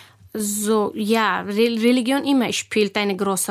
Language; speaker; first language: German; non-native, learner; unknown